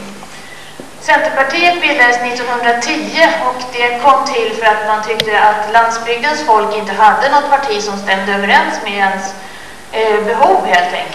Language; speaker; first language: Swedish; native; Swedish